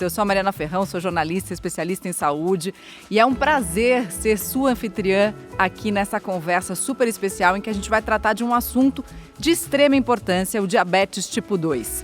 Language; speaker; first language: Portuguese; native; Portuguese